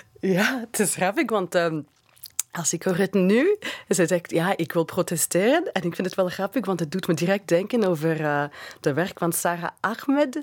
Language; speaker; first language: Dutch; non-native, fluent; English